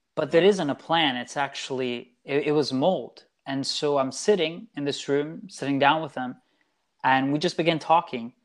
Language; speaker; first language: English; early bilingual, other home language; Italian